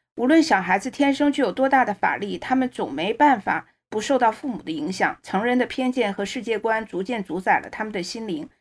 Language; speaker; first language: Chinese; native; Chinese